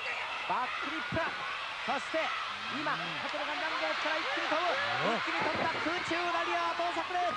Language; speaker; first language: Japanese; native; Japanese